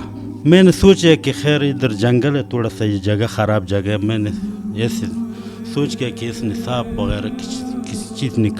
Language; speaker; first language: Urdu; non-native, learner; Pashto